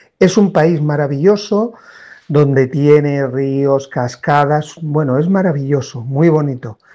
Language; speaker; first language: Spanish; native; Spanish